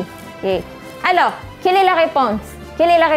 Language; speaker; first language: French; non-native, fluent; Malay